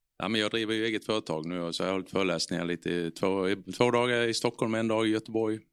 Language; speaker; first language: Swedish; native; Swedish